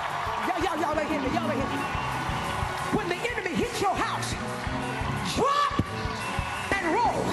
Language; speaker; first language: English; native; English